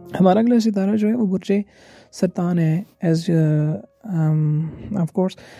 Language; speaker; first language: Urdu; native; Urdu